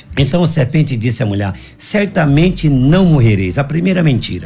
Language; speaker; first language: Portuguese; native; Portuguese